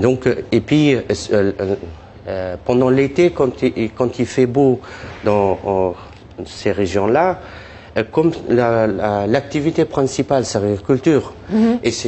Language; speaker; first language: French; non-native, fluent; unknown